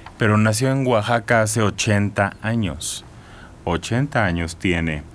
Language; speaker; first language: Spanish; native; Spanish